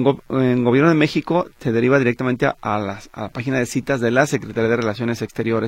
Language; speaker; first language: Spanish; native; Spanish